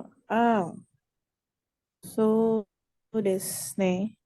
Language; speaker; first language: Japanese; non-native, learner; Indonesian